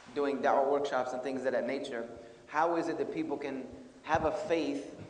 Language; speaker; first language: English; native; English